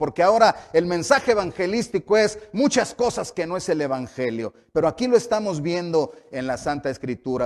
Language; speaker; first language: Spanish; native; Spanish